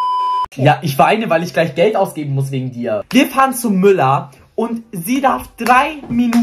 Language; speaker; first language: German; native; German